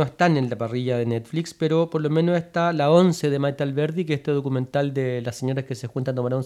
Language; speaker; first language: Spanish; native; Spanish